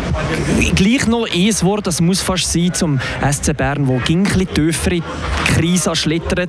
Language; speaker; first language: German; native; German